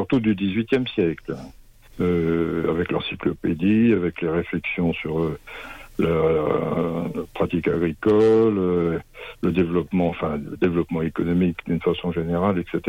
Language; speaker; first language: French; native; French